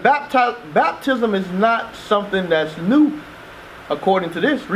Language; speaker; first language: English; native; English